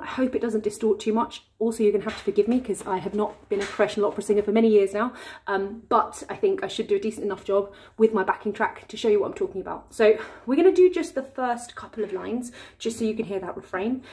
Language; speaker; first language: English; native; English